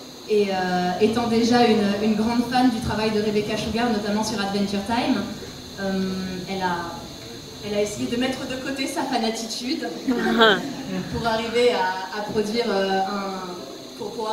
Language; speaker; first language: French; native; French